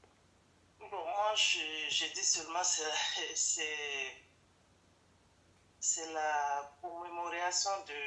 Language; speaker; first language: French; non-native, fluent; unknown